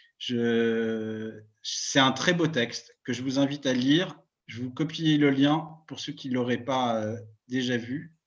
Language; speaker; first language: French; native; French